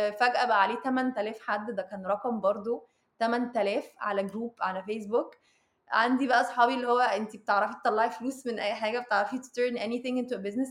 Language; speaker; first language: Arabic; early bilingual, heritage; Arabic